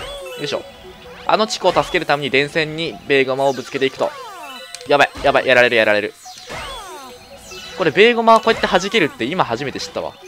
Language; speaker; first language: Japanese; native; Japanese